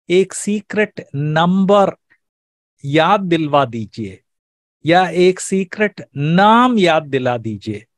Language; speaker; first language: Hindi; non-native, local second language; Malayalam